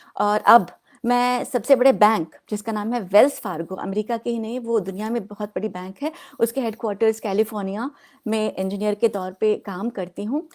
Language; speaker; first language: Hindi; non-native, local second language; Odia